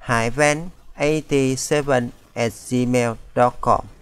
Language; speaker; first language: English; non-native, fluent; Vietnamese